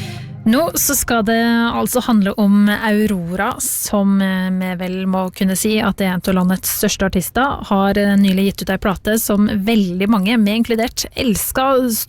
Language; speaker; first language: Norwegian; native; Norwegian